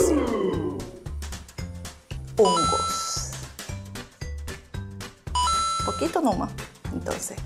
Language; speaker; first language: Spanish; non-native, learner; Korean